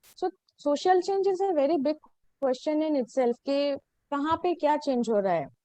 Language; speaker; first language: Hindi; non-native, local second language; Assamese